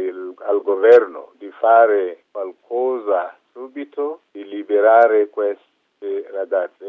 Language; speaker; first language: Italian; non-native, fluent; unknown